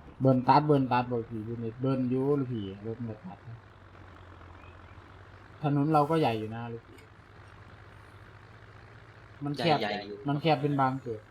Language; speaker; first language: Thai; native; Thai